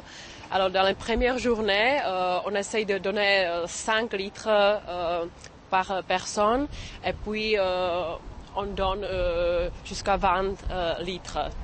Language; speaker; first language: French; non-native, fluent; Czech